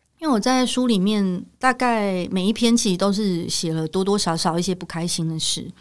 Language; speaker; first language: Chinese; native; Chinese